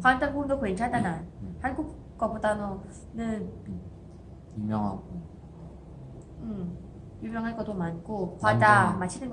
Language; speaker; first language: Korean; non-native, learner; Thai